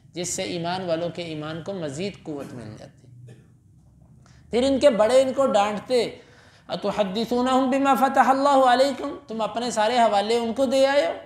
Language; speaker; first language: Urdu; non-native, local second language; Punjabi